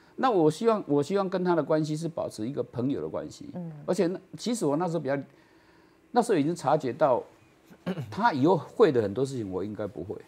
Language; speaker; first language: Chinese; non-native, local second language; Min Nan Chinese